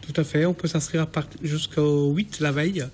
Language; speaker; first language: French; native; French